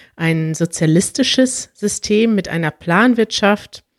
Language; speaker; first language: German; native; German